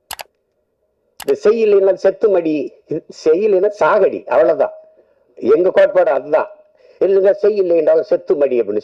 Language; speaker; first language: Tamil; native; Tamil